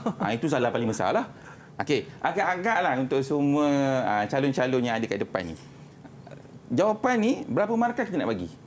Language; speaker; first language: Malay; native; Malay